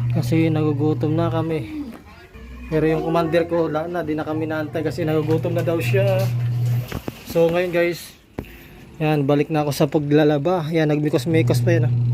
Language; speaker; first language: Filipino; native; Filipino